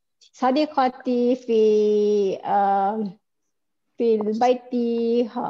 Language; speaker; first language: Arabic; non-native, learner; Malay